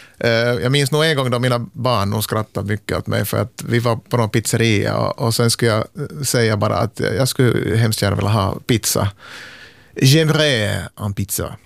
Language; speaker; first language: Swedish; native; Swedish